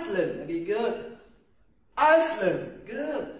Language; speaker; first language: English; non-native, learner; Vietnamese